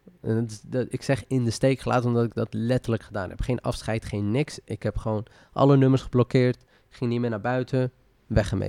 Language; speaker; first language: Dutch; early bilingual, other home language; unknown